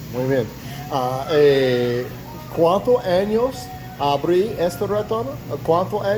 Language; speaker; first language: Spanish; non-native, learner; English